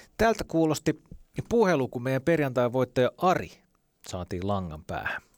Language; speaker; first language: Finnish; native; Finnish